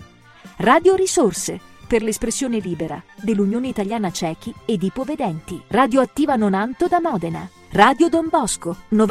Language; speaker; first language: Italian; native; Italian